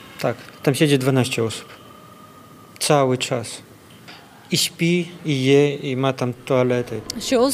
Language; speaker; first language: Polish; non-native, fluent; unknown